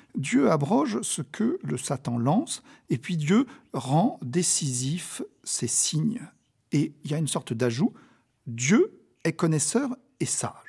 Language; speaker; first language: French; native; French